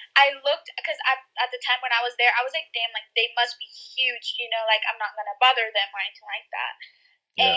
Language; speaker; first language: English; early bilingual, other home language; Spanish